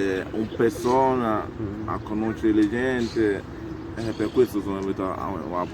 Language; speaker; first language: Italian; non-native, learner; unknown